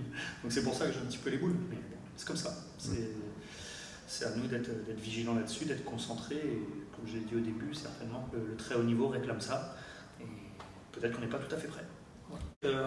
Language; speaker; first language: French; native; French